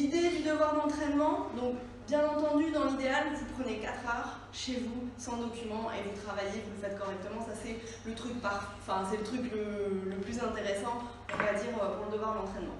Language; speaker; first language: French; native; French